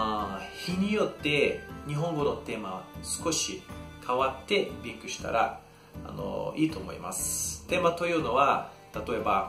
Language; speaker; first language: Japanese; non-native, fluent; Portuguese